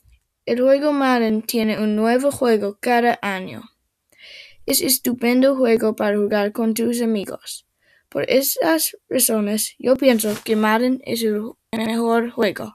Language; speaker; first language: Spanish; non-native, learner; English